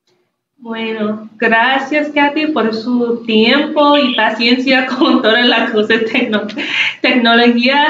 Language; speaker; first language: Spanish; non-native, learner; English